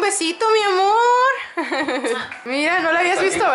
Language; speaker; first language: Spanish; native; Spanish